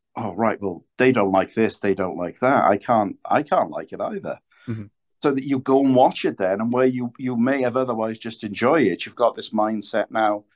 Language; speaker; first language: English; native; English